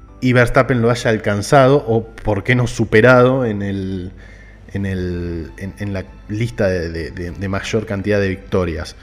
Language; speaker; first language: Spanish; native; Spanish